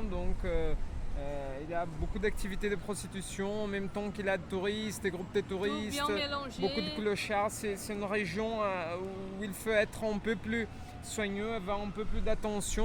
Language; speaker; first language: French; non-native, fluent; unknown